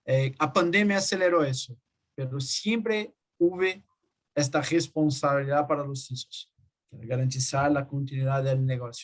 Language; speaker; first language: Spanish; non-native, fluent; Portuguese